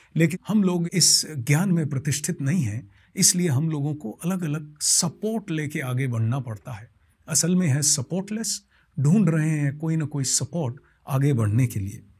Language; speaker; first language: Hindi; non-native, local second language; Bangla